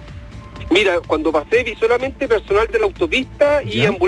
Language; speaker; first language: Spanish; native; Spanish